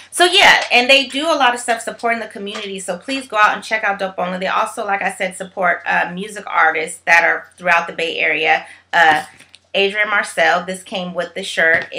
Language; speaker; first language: English; native; English